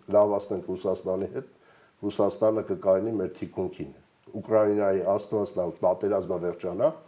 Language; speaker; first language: Armenian; native; Armenian